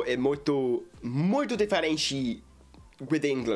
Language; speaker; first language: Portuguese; non-native, learner; English